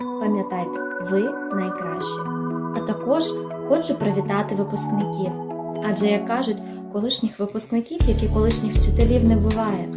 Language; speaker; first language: Ukrainian; native; Ukrainian